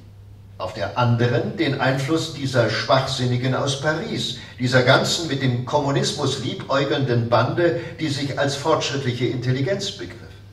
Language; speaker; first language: German; native; German